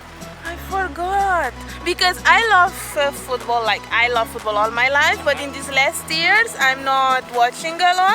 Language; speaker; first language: English; non-native, fluent; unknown